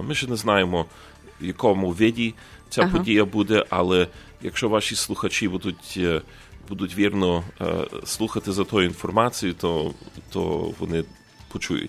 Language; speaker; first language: Ukrainian; early bilingual, heritage; Ukrainian